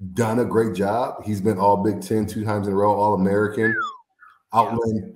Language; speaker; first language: English; native; English